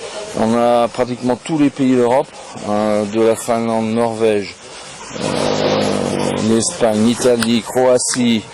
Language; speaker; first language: French; native; French